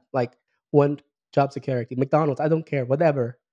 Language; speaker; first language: English; early bilingual, other home language; Filipino